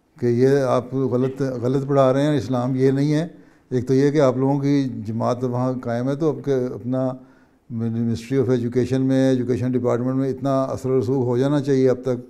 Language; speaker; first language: Urdu; native; Urdu